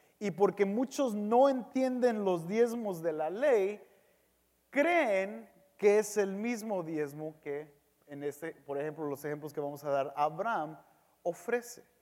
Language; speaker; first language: Spanish; early bilingual, heritage; Spanish